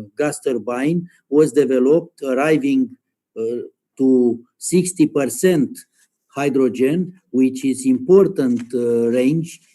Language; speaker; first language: English; non-native, learner; Romanian